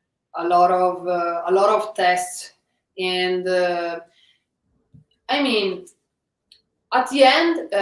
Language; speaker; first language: English; non-native, fluent; Italian